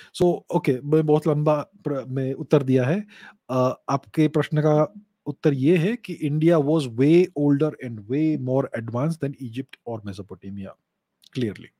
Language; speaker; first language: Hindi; non-native, local second language; Gujarati